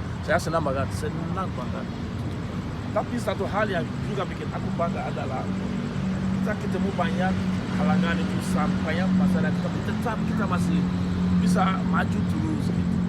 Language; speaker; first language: Indonesian; non-native, fluent; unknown